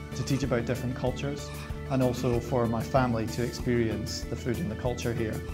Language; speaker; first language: English; native; English